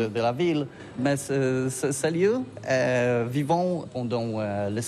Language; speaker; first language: French; non-native, learner; Polish